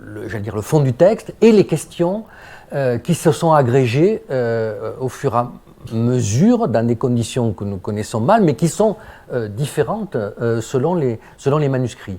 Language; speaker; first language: French; native; French